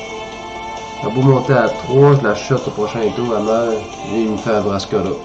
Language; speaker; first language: French; native; French